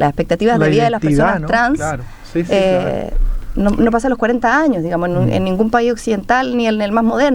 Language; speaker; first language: Spanish; native; Spanish